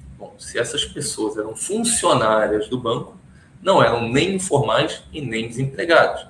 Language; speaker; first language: Portuguese; early bilingual, other home language; Hebrew